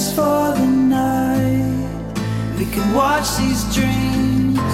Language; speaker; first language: English; native; English